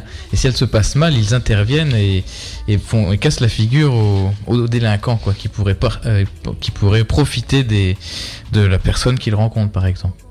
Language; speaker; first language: French; native; French